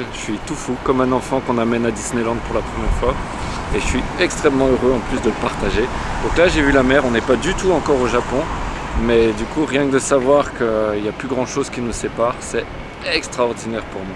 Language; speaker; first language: French; native; French